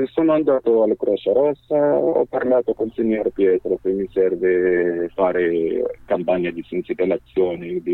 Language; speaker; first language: Italian; non-native, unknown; Arabic